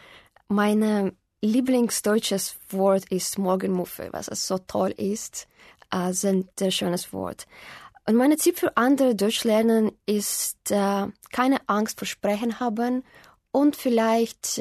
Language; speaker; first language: German; non-native, fluent; Russian